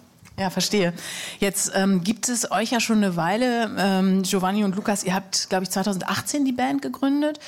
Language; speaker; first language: German; native; German